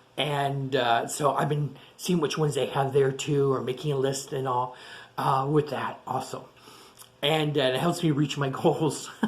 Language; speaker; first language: English; native; English